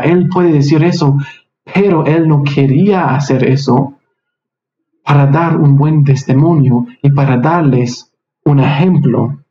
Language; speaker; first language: Spanish; non-native, fluent; English